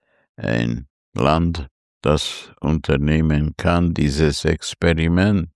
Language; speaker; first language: German; non-native, fluent; Hungarian